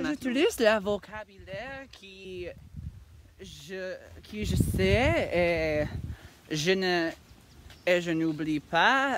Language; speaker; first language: French; non-native, learner; English